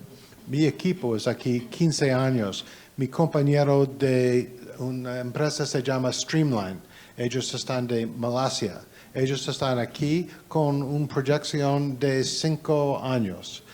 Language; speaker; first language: Spanish; non-native, learner; English